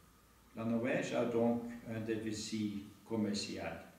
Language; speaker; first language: French; non-native, fluent; Norwegian